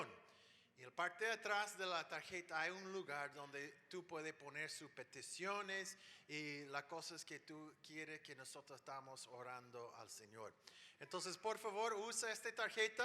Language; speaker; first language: Spanish; non-native, fluent; English